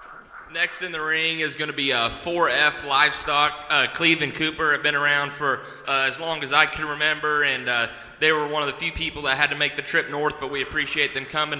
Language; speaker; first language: English; native; English